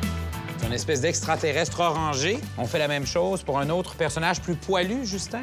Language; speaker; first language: French; native; French